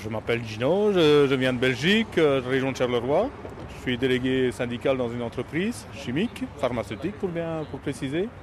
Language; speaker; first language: French; native; French